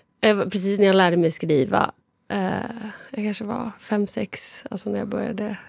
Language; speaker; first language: Swedish; native; Swedish